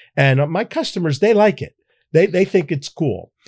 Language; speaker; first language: English; native; English